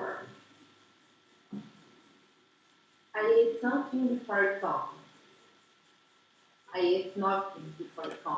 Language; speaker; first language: English; non-native, learner; Portuguese